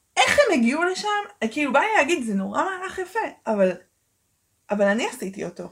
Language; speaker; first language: Hebrew; early bilingual, other home language; Russian